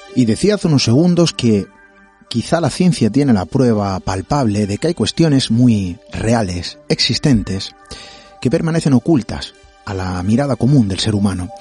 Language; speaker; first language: Spanish; native; Spanish